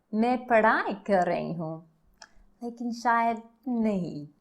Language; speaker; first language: Hindi; non-native, learner; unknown